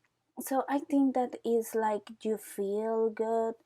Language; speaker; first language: English; non-native, learner; Spanish